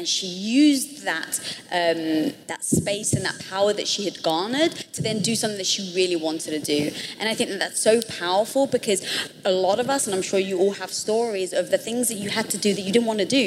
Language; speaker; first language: English; native; English